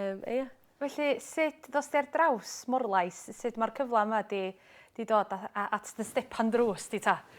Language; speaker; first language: Welsh; native; Welsh